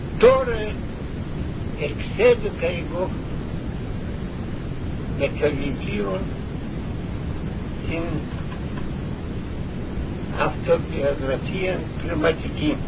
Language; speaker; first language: Greek; non-native, fluent; Russian